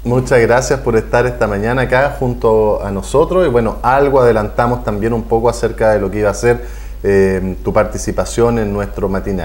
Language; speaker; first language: Spanish; native; Spanish